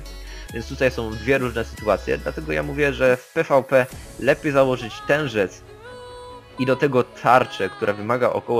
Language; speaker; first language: Polish; native; Polish